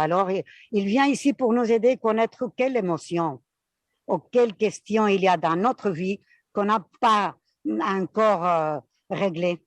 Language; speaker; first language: French; non-native, fluent; Spanish